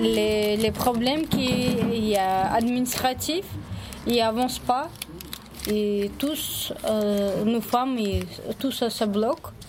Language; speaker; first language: French; non-native, learner; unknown